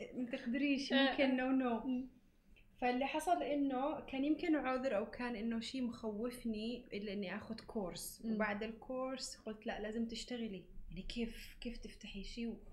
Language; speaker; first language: Arabic; native; Arabic